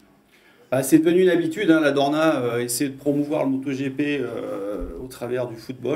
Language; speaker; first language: French; native; French